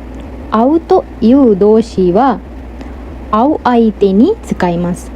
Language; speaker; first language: Japanese; non-native, fluent; Sinhala